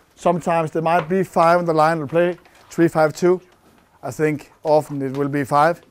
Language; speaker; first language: English; non-native, fluent; Danish